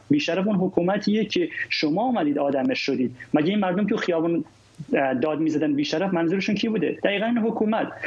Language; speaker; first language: Persian; non-native, local second language; Kurdish